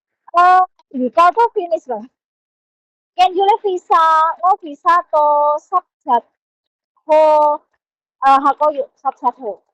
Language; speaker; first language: Chinese; non-native, learner; Indonesian